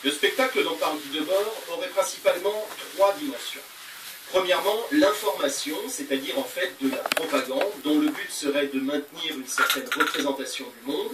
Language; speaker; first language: French; native; French